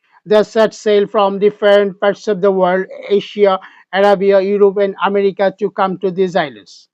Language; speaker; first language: English; non-native, local second language; Bangla